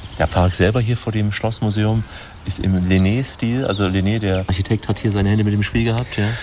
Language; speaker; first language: German; native; German